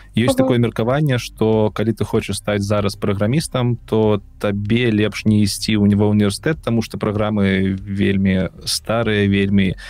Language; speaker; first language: Belarusian; non-native, local second language; Russian